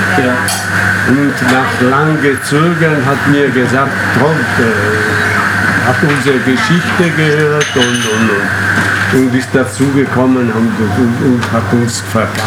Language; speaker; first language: German; non-native, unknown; Italian